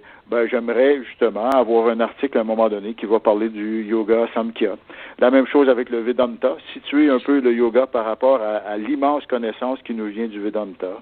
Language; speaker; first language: French; native; French